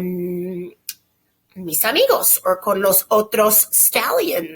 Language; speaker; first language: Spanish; non-native, fluent; English